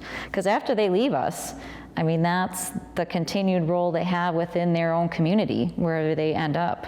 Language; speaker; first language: English; native; English